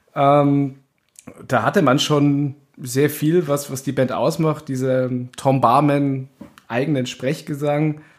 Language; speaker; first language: German; native; German